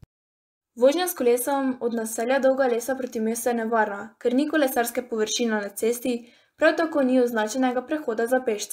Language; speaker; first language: Slovenian; native; Slovenian